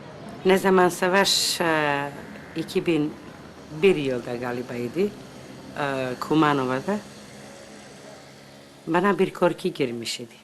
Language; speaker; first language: Turkish; early bilingual, heritage; Turkish